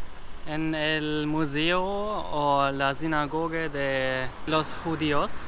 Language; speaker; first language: Spanish; non-native, learner; German